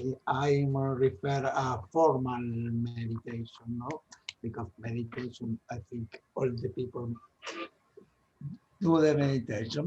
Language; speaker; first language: English; non-native, learner; Italian